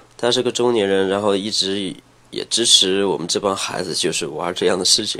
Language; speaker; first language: Chinese; native; Chinese